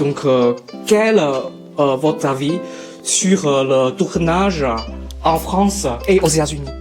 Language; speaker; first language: French; non-native, learner; Chinese